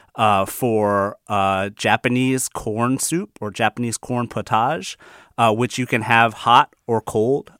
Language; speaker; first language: English; early bilingual, other home language; Chinese